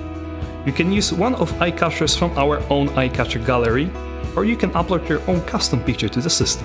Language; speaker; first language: English; non-native, fluent; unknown